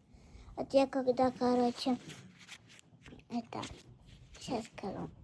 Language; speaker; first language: Russian; early bilingual, other home language; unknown